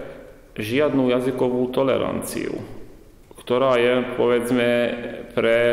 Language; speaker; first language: Slovak; non-native, local second language; Hungarian